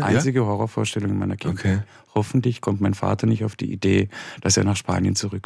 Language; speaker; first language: German; native; German